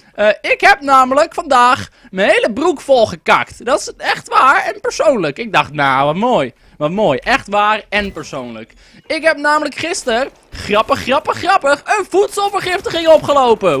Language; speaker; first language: Dutch; native; Dutch